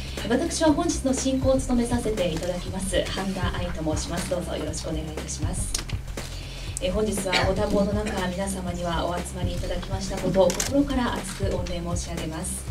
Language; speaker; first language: Japanese; native; Japanese